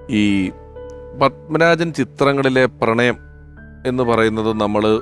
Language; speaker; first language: Malayalam; native; Malayalam